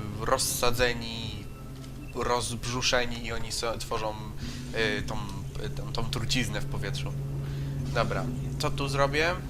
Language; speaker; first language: Polish; native; Polish